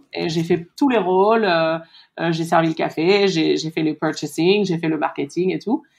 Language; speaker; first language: French; early bilingual, heritage; French